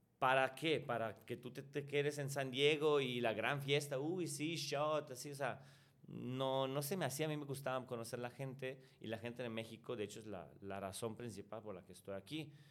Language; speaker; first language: Spanish; non-native, fluent; Italian